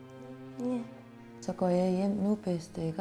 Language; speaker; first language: Danish; native; Danish